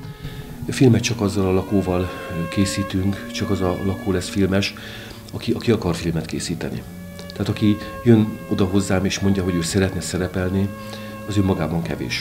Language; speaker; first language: Hungarian; native; Hungarian